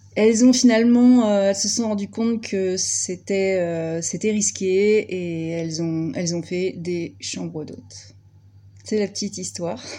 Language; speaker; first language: French; native; French